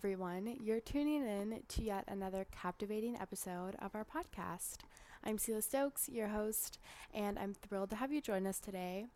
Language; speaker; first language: English; native; English